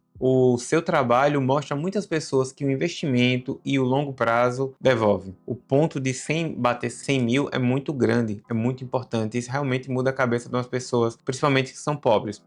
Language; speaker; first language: Portuguese; native; Portuguese